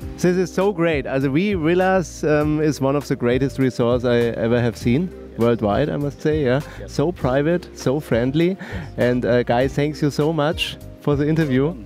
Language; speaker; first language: English; non-native, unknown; German